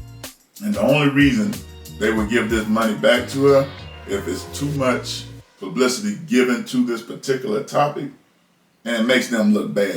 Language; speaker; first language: English; native; English